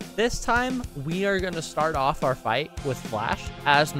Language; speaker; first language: English; native; English